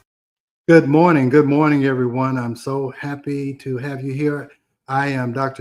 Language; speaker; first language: English; native; English